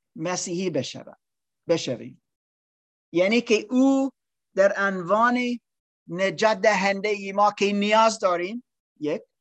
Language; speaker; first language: Persian; non-native, learner; English